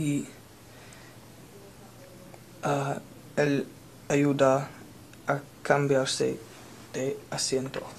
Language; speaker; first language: Spanish; non-native, learner; English